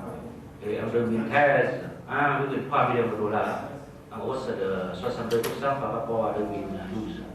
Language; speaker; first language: French; non-native, fluent; Vietnamese